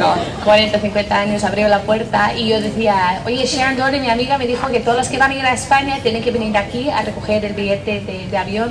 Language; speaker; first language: Spanish; non-native, fluent; English